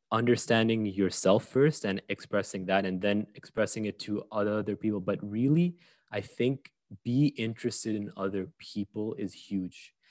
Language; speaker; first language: English; early bilingual, other home language; Arabic